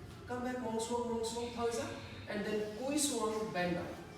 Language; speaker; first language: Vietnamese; non-native, learner; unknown